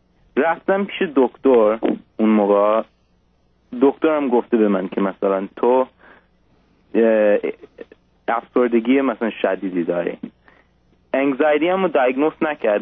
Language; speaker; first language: Persian; early bilingual, heritage; Persian